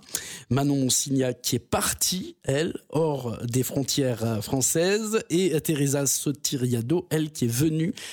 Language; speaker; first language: French; native; French